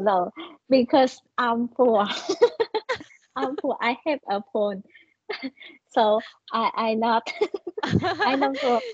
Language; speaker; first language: English; non-native, learner; Vietnamese